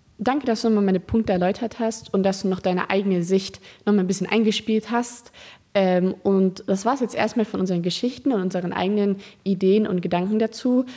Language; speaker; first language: German; native; German